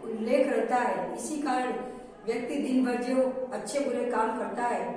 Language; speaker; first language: Hindi; non-native, local second language; Gujarati